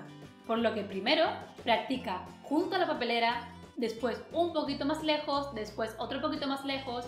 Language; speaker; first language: Spanish; native; Spanish